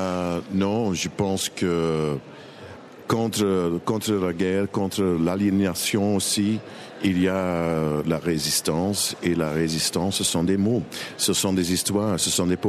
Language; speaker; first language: French; non-native, local second language; Dutch